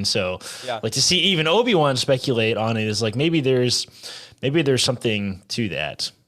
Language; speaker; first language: English; native; English